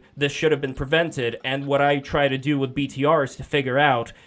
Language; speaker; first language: English; non-native, fluent; Russian